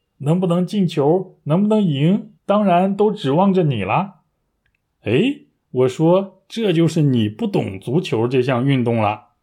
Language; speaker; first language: Chinese; native; Chinese